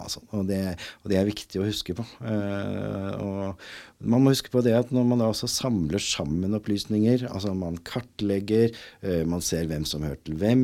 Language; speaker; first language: Norwegian; native; Norwegian